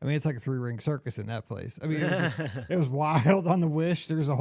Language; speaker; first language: English; native; English